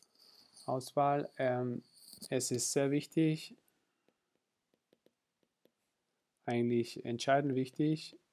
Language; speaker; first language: German; non-native, fluent; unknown